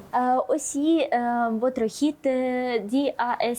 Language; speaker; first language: French; non-native, learner; Russian